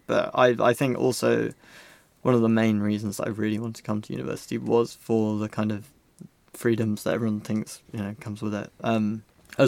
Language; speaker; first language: English; native; English